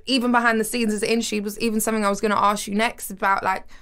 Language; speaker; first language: English; native; English